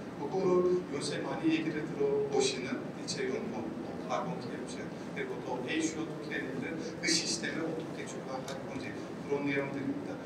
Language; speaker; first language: Korean; non-native, fluent; Turkish